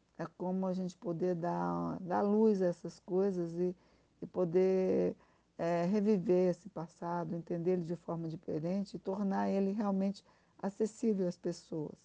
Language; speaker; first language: Portuguese; native; Portuguese